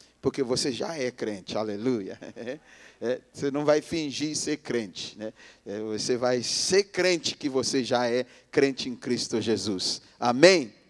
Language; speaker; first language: Portuguese; non-native, fluent; English